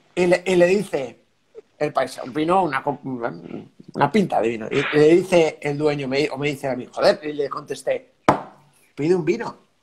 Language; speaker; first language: Spanish; native; Spanish